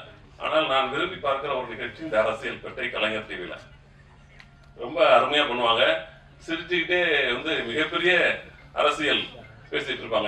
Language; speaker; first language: Tamil; native; Tamil